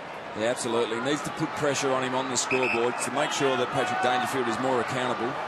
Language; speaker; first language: English; native; English